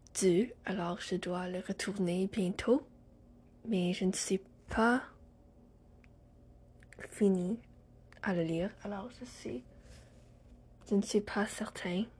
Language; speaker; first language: French; non-native, learner; English